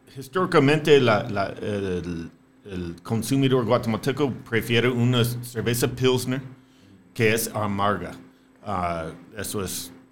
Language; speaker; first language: Spanish; non-native, fluent; English